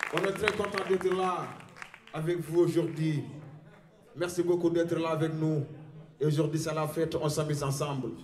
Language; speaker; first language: French; non-native, local second language; Wolof